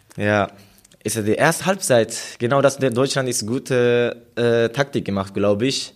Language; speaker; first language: German; non-native, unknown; Japanese